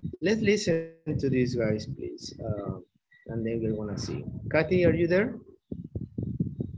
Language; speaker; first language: English; non-native, fluent; Spanish